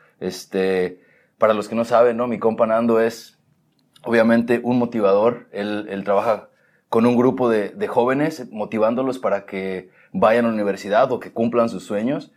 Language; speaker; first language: Spanish; native; Spanish